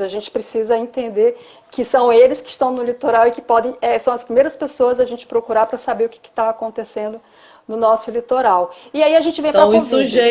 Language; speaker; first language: Portuguese; native; Portuguese